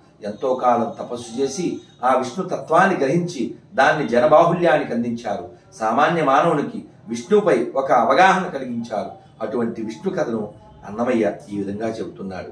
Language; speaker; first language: Telugu; native; Telugu